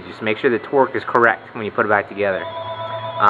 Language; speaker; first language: English; native; English